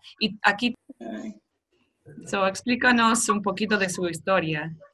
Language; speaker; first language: Spanish; non-native, fluent; English